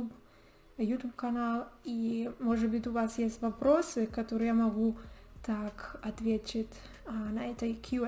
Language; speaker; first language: Russian; non-native, learner; Spanish